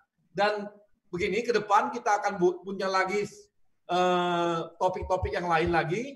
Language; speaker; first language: Indonesian; native; Indonesian